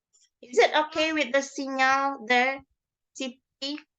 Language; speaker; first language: English; non-native, learner; Indonesian